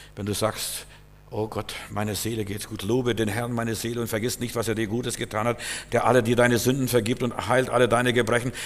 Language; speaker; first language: German; non-native, fluent; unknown